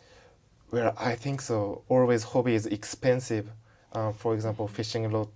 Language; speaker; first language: English; non-native, learner; Japanese